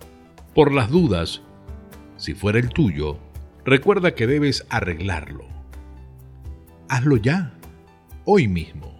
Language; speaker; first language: Spanish; native; Spanish